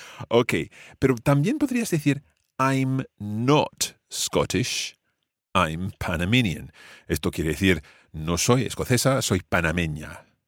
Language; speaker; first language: Spanish; non-native, fluent; English